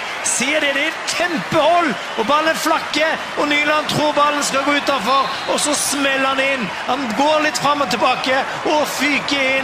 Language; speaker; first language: Norwegian; native; Norwegian